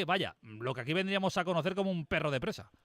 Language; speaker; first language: Spanish; native; Spanish